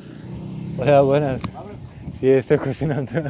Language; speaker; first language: Spanish; non-native, learner; Turkish